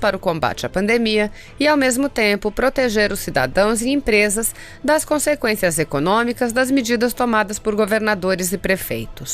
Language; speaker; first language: Portuguese; native; Portuguese